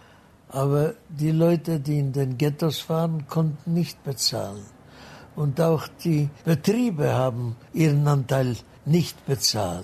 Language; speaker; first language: German; non-native, fluent; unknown